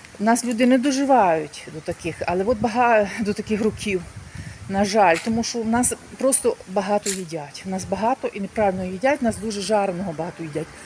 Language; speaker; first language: Ukrainian; native; Ukrainian